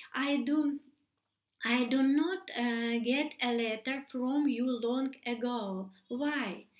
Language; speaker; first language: English; non-native, learner; Russian